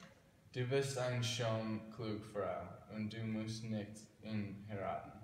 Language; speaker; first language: German; non-native, learner; English